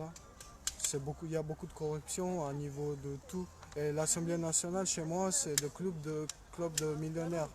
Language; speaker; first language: French; non-native, learner; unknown